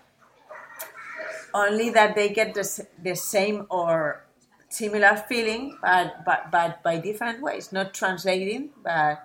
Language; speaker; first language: English; non-native, fluent; Spanish